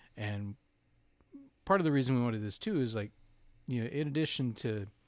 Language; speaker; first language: English; native; English